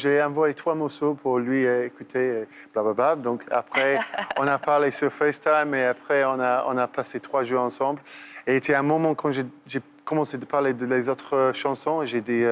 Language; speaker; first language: French; non-native, fluent; English